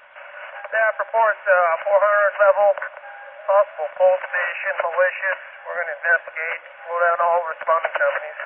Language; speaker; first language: English; native; English